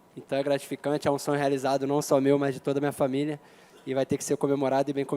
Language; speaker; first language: Portuguese; native; Portuguese